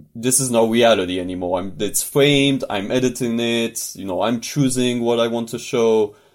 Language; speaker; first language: English; non-native, fluent; French